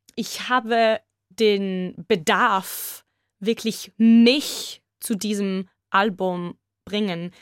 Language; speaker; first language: German; non-native, fluent; Hebrew